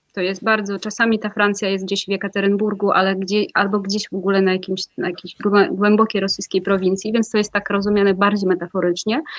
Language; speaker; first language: Polish; non-native, fluent; Russian